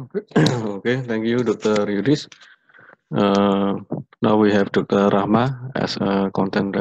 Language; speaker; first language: English; non-native, learner; Indonesian